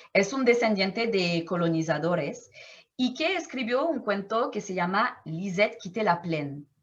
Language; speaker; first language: Spanish; non-native, fluent; French